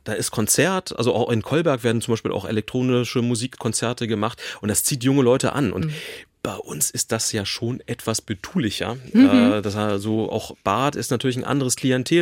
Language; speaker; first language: German; native; German